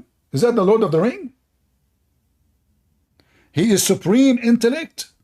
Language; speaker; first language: English; non-native, fluent; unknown